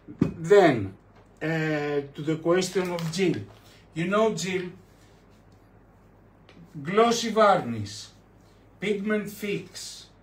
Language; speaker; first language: English; non-native, fluent; Greek